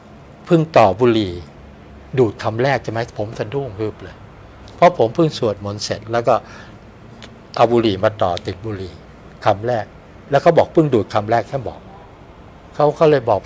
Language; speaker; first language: Thai; native; Thai